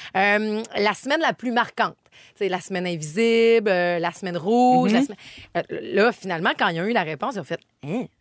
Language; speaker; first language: French; native; French